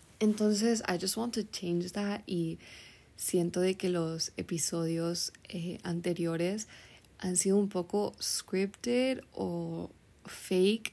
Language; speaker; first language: Spanish; early bilingual, heritage; Spanish